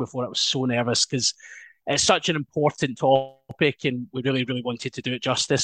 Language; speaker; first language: English; native; English